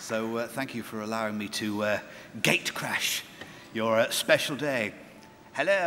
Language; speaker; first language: English; native; English